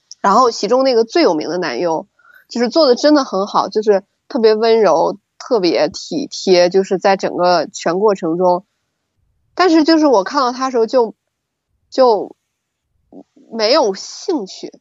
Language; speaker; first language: Chinese; native; Chinese